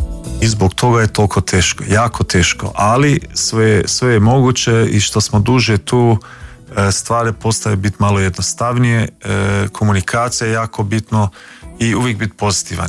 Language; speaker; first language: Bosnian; early bilingual, heritage; Croatian